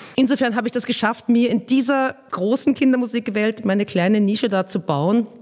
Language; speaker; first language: German; native; German